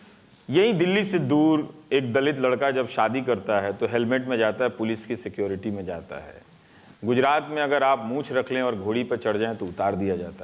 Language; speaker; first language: Hindi; native; Hindi